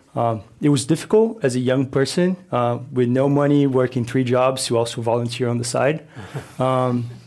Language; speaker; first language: English; non-native, fluent; Portuguese